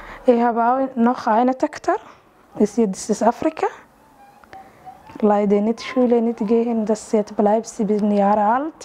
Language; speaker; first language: German; non-native, learner; Somali